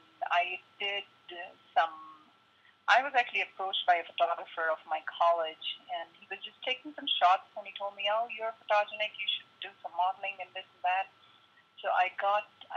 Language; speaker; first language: English; non-native, local second language; Hindi